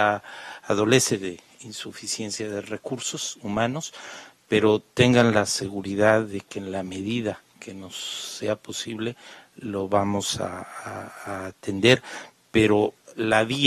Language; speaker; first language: Spanish; native; Spanish